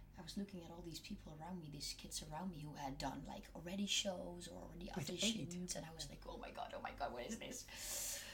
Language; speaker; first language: English; non-native, fluent; Dutch